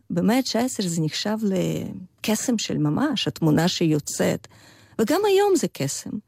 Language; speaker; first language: Hebrew; non-native, fluent; Russian